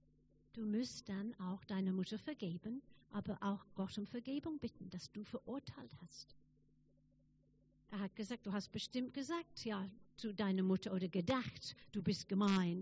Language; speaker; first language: German; non-native, fluent; English